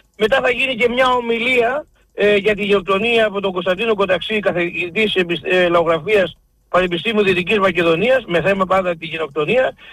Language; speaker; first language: Greek; native; Greek